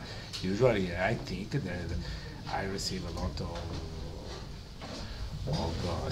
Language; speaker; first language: English; non-native, learner; Italian